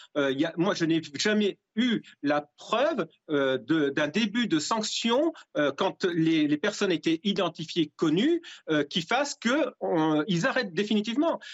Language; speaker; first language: French; native; French